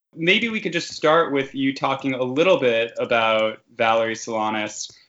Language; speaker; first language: English; native; English